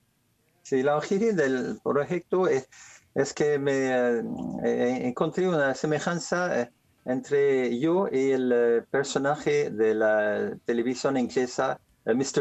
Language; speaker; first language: Spanish; non-native, learner; French